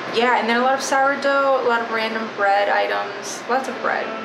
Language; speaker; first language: English; native; English